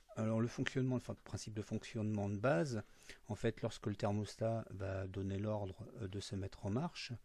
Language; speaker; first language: French; native; French